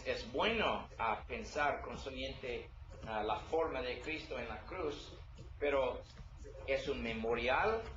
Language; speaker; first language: Spanish; non-native, learner; English